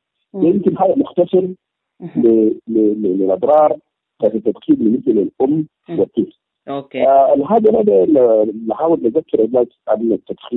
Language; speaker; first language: Arabic; native; Arabic